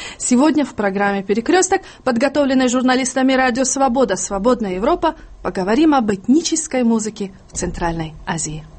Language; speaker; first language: Russian; non-native, local second language; Tajik